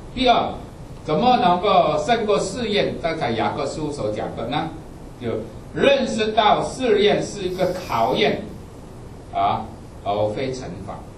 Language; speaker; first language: Chinese; non-native, fluent; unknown